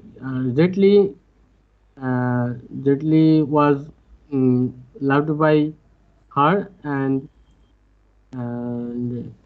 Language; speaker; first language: English; non-native, learner; Bangla